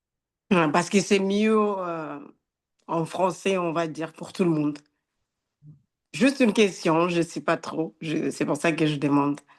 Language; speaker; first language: French; non-native, fluent; Portuguese